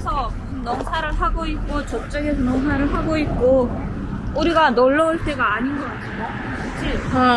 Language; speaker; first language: Korean; non-native, fluent; Turkmen